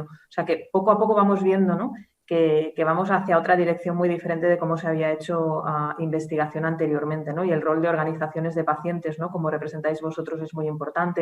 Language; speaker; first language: Spanish; native; Spanish